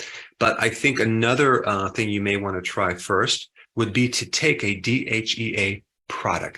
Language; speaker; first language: English; native; English